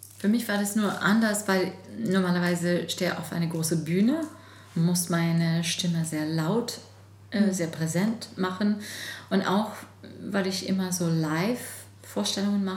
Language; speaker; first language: German; non-native, fluent; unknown